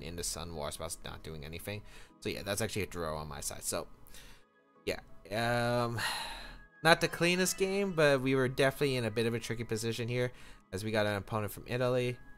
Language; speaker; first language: English; native; English